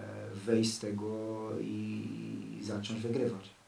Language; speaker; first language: Polish; non-native, learner; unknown